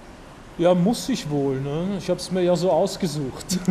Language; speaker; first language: German; native; German